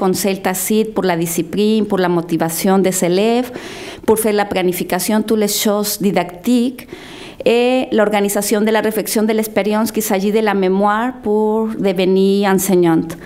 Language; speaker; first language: French; non-native, fluent; Spanish